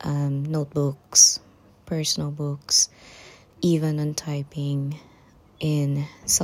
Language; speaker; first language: English; non-native, local second language; Cebuano